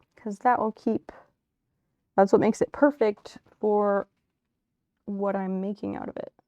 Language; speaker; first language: English; native; English